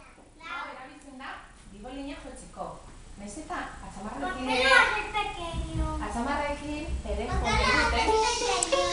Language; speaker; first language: Basque; non-native, local second language; Spanish